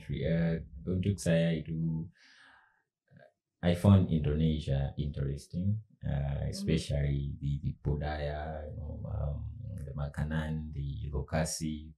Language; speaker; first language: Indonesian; non-native, learner; Nyanja